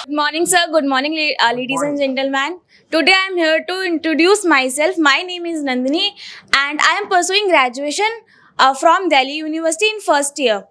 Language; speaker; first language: English; non-native, learner; Hindi